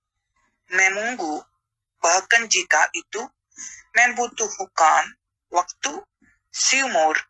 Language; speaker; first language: Indonesian; non-native, learner; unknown